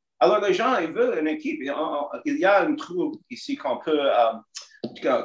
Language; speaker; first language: French; non-native, local second language; English